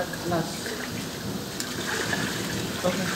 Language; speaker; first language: Korean; non-native, learner; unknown